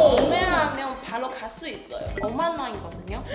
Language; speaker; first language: Korean; non-native, learner; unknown